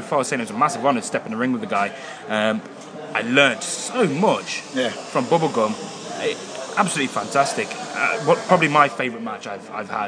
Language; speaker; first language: English; native; English